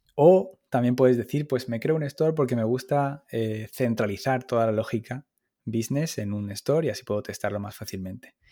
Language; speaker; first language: Spanish; native; Spanish